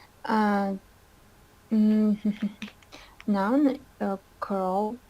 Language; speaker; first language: English; non-native, learner; Russian